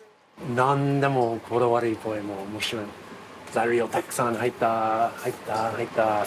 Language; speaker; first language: Japanese; non-native, learner; English